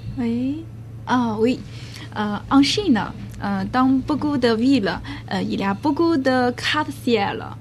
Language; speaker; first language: French; non-native, learner; Chinese